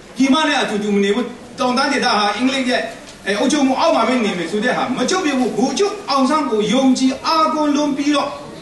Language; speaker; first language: Burmese; non-native, local second language; Kachin